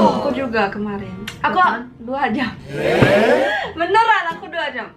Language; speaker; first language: Indonesian; early bilingual, heritage; Korean